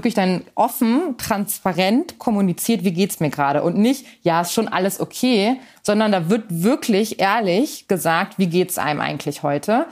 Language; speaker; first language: German; native; German